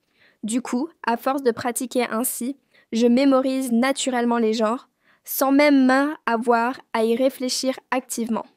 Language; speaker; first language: French; non-native, fluent; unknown